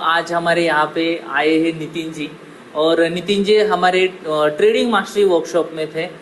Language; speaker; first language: Hindi; non-native, local second language; Marathi